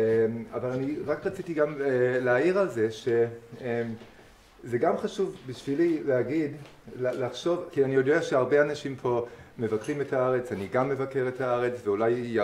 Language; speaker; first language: Hebrew; non-native, fluent; English